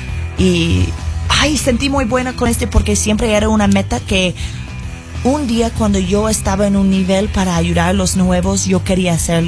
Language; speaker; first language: Spanish; non-native, fluent; English